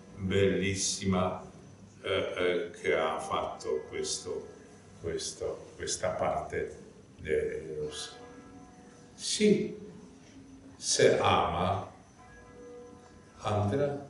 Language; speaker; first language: Italian; non-native, fluent; Polish